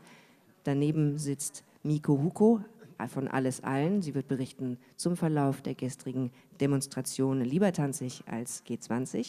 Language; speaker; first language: German; native; German